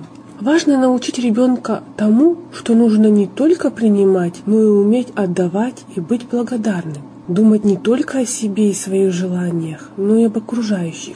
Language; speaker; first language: Russian; native; Russian